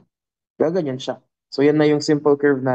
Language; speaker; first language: Filipino; native; Filipino